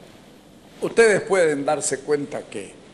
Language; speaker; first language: Spanish; native; Spanish